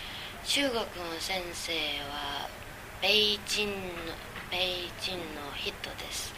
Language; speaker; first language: Japanese; non-native, learner; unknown